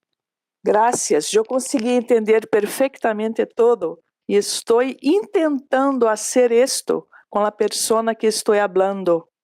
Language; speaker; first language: Spanish; non-native, fluent; Portuguese